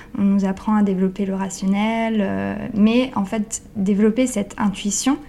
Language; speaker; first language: French; non-native, fluent; Italian